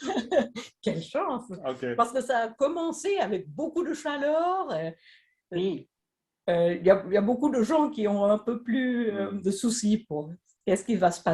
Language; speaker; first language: French; non-native, fluent; Swedish